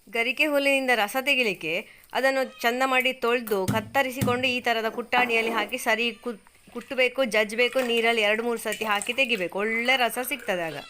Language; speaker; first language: Kannada; native; Kannada